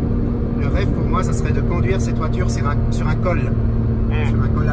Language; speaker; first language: French; native; French